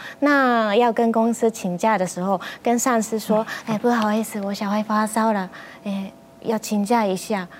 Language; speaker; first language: Chinese; non-native, fluent; Japanese